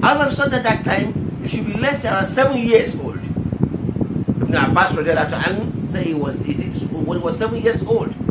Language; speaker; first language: English; non-native, local second language; Yoruba